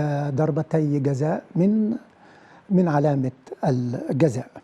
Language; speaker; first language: Arabic; native; Arabic